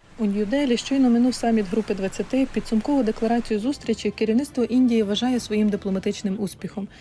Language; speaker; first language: Ukrainian; native; Ukrainian